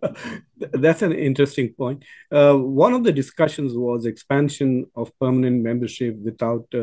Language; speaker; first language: English; non-native, local second language; Urdu